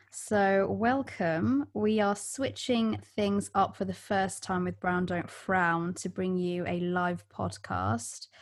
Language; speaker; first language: English; early bilingual, other home language; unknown